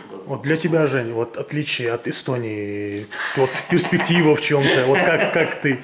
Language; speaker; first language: Russian; native; Russian